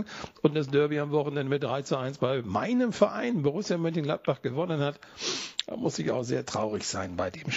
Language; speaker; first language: German; native; German